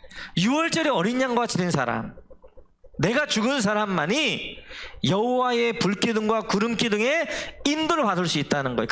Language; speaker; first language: Korean; native; Korean